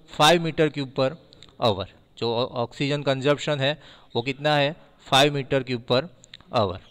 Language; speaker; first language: Hindi; non-native, local second language; Gujarati